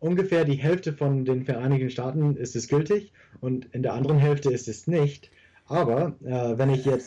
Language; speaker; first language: German; non-native, fluent; English